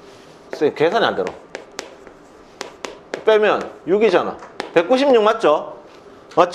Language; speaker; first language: Korean; native; Korean